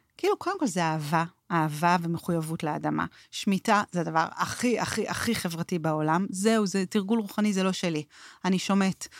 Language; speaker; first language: Hebrew; native; Hebrew